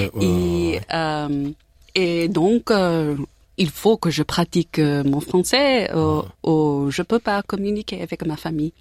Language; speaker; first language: French; non-native, learner; English